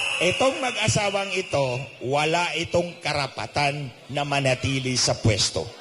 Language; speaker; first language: Filipino; non-native, local second language; Cebuano